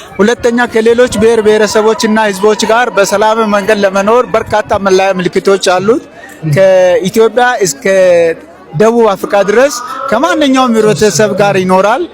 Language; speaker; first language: Amharic; non-native, local second language; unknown